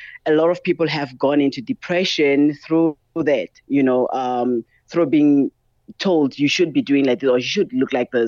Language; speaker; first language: English; non-native, local second language; Tsonga